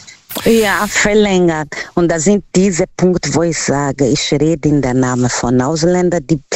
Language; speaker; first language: German; non-native, learner; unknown